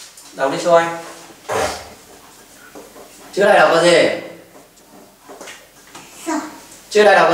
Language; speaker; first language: Vietnamese; native; Vietnamese